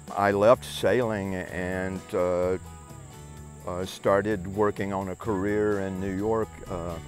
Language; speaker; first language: English; native; English